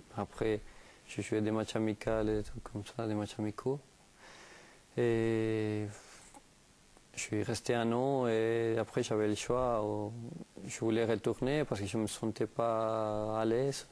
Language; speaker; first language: French; non-native, fluent; Spanish